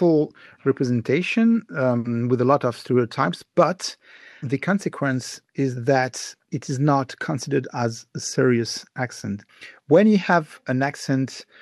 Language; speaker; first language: English; non-native, fluent; French